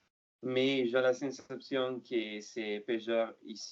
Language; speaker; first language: French; non-native, learner; Italian